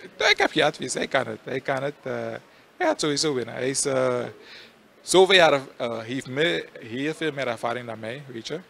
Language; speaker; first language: Dutch; native; Dutch